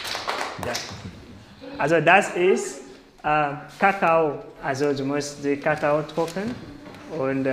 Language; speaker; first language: German; non-native, learner; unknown